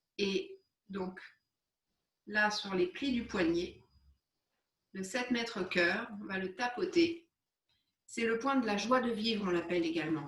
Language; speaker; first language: French; native; French